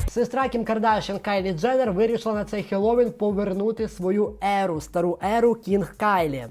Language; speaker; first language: Ukrainian; non-native, local second language; Russian